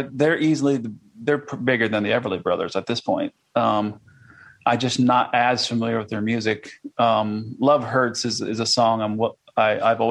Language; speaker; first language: English; native; English